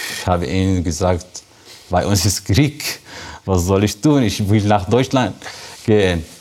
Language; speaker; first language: German; non-native, learner; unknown